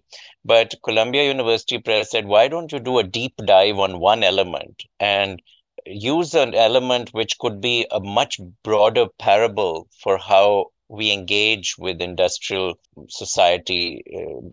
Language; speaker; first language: English; non-native, local second language; Urdu